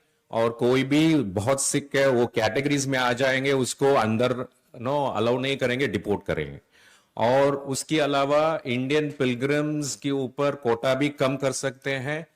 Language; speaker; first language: Hindi; non-native, local second language; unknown